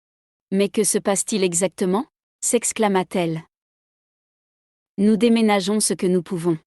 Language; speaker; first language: French; native; French